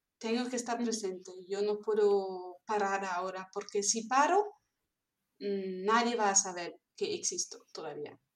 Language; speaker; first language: Spanish; non-native, fluent; German